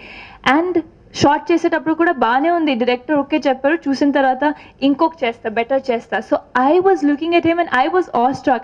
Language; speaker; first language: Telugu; non-native, fluent; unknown